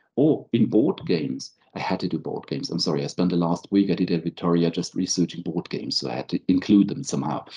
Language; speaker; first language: English; non-native, fluent; German